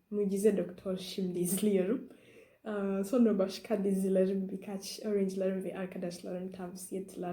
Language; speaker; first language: Turkish; non-native, learner; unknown